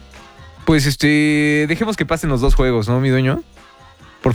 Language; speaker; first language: Spanish; native; Spanish